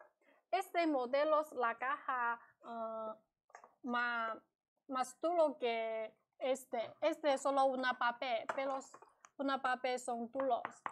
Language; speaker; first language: Spanish; non-native, learner; Chinese